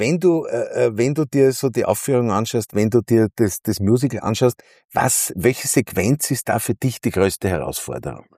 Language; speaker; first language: German; native; German